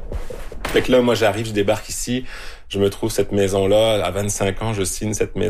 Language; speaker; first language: French; native; French